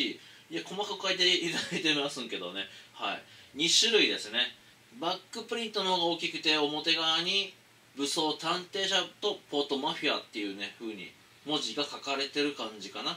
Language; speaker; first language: Japanese; native; Japanese